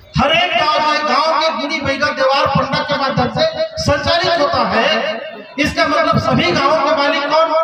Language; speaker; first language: Hindi; non-native, local second language; Gondi